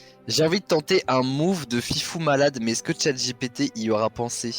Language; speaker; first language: French; native; French